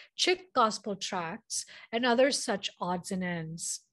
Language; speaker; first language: English; non-native, local second language; Manipuri